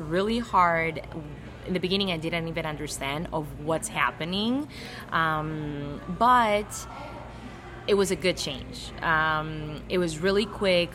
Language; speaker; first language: English; non-native, fluent; Greek